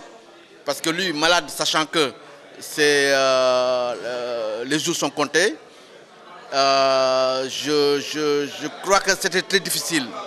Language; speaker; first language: French; non-native, local second language; Wolof